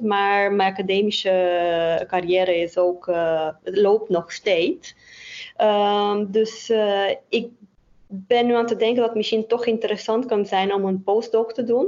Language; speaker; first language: Dutch; non-native, fluent; Romanian